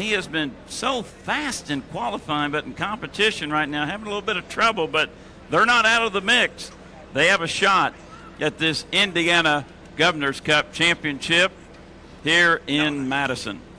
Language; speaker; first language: English; native; English